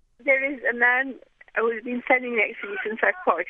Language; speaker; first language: English; non-native, fluent; Arabic